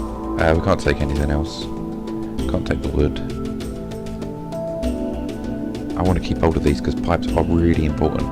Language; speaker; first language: English; native; English